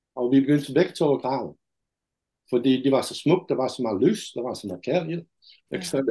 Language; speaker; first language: Danish; non-native, fluent; Dutch